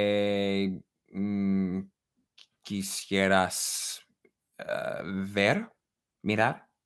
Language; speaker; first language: Spanish; non-native, learner; English